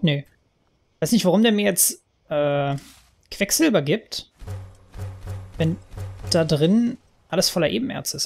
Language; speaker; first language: German; native; German